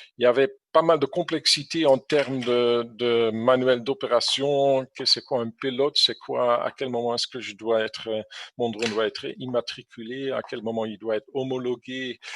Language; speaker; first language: French; non-native, fluent; English